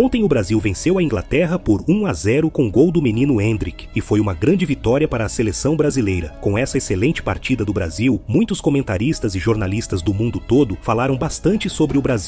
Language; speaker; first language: Portuguese; native; Portuguese